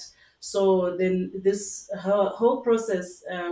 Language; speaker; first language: English; non-native, local second language; Zulu